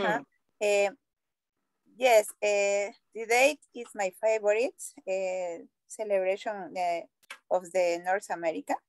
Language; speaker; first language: English; non-native, learner; Spanish